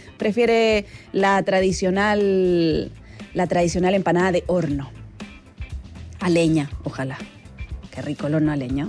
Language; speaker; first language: Spanish; native; Spanish